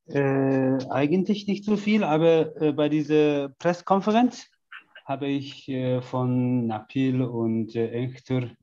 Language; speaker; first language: German; non-native, learner; Mongolian